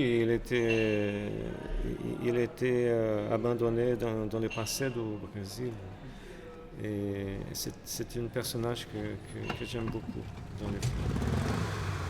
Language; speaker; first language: French; non-native, fluent; Portuguese